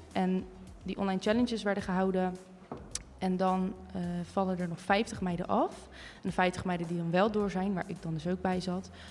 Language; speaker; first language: Dutch; native; Dutch